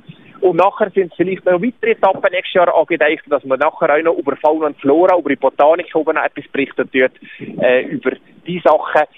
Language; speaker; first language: German; native; German